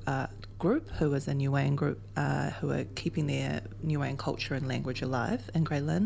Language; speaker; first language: English; native; English